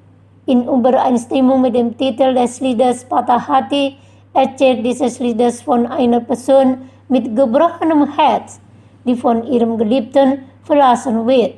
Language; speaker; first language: German; non-native, fluent; Indonesian